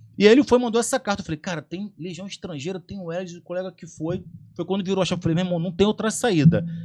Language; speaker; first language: Portuguese; native; Portuguese